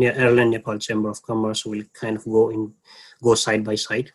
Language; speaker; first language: English; non-native, local second language; Nepali